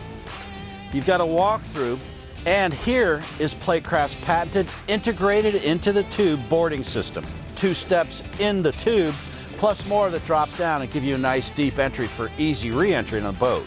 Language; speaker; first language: English; native; English